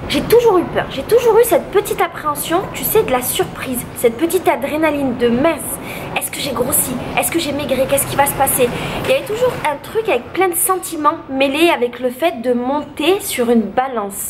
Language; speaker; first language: French; native; French